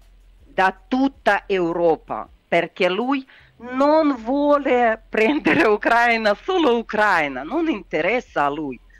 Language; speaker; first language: Italian; non-native, learner; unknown